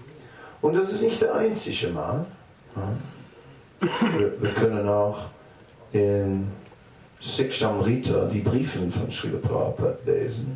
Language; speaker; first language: German; non-native, fluent; Dutch